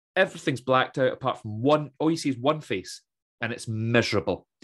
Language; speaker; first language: English; native; English